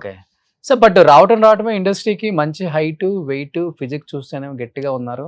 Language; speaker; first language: Telugu; native; Telugu